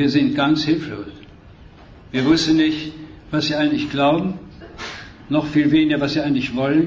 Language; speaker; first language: German; native; German